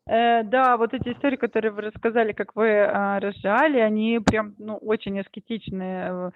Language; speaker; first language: Russian; native; Russian